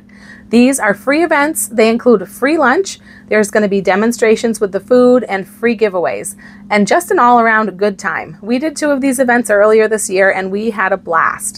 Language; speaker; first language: English; native; English